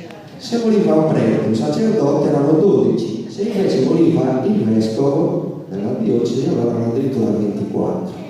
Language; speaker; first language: Italian; native; Italian